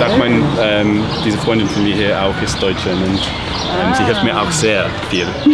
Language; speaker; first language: German; non-native, fluent; English